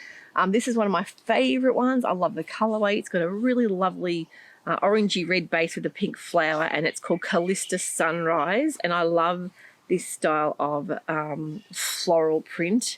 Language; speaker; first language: English; native; English